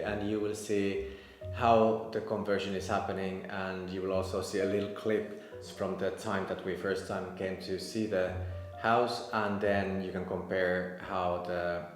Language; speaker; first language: English; non-native, fluent; Finnish